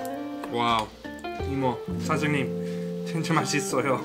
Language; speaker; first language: Korean; non-native, learner; English